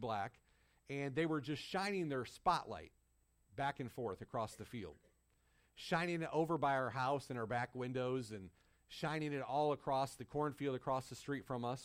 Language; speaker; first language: English; native; English